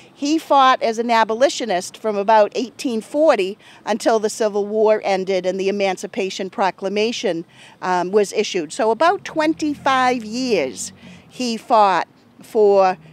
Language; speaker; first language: English; native; English